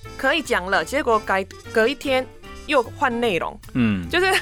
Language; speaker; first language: Chinese; non-native, fluent; Korean